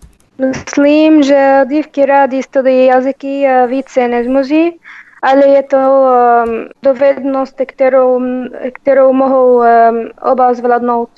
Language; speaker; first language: Czech; non-native, learner; Arabic